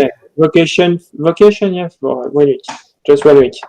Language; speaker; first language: English; non-native, learner; French